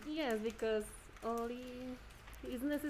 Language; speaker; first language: English; non-native, learner; Spanish